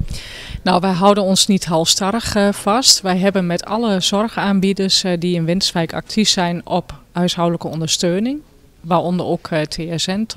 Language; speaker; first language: Dutch; native; Dutch